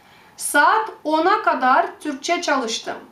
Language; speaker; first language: Turkish; non-native, fluent; Russian